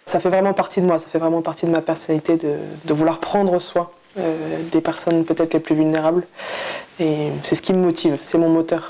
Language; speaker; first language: French; native; French